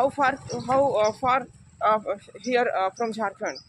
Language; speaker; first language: English; non-native, learner; Hindi